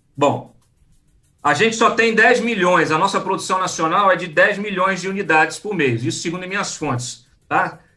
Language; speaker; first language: Portuguese; native; Portuguese